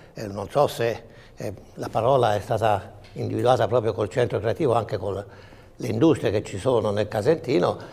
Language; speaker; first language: Italian; native; Italian